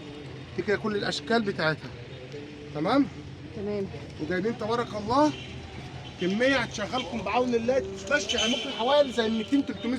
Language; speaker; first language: Arabic; native; Arabic